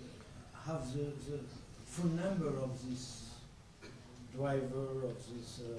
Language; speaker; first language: English; non-native, learner; French